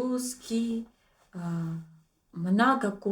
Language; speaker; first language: Russian; non-native, learner; English